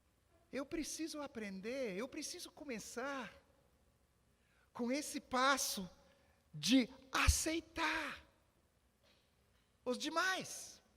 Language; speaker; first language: Portuguese; non-native, fluent; English